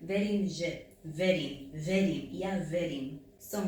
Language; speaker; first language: Slovak; non-native, learner; Spanish